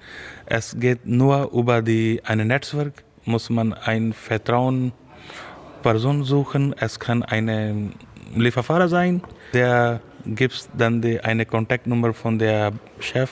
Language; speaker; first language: German; non-native, fluent; Urdu